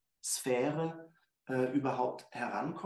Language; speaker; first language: German; native; German